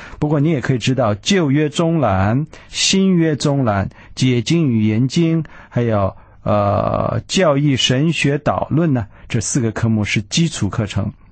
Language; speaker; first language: Chinese; early bilingual, heritage; Chinese